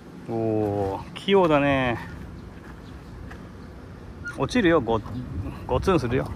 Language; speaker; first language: Japanese; native; Japanese